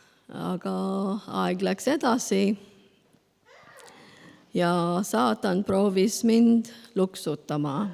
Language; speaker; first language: Estonian; non-native, learner; Spanish